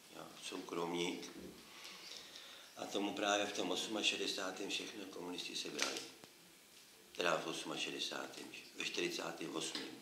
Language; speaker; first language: Czech; native; Czech